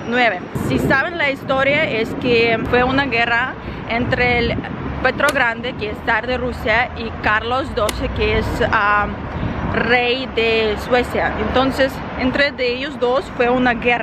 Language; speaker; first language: Spanish; non-native, fluent; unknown